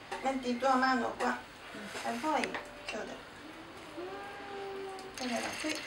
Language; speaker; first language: Italian; non-native, learner; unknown